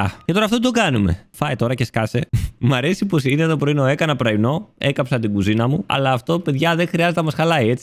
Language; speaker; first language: Greek; native; Greek